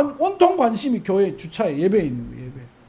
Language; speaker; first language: Korean; native; Korean